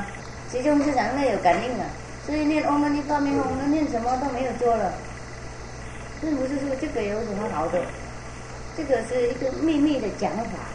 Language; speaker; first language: Chinese; non-native, fluent; Vietnamese